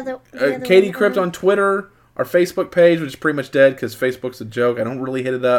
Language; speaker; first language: English; native; English